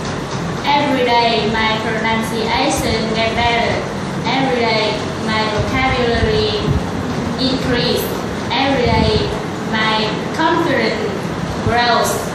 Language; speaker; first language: English; non-native, learner; Vietnamese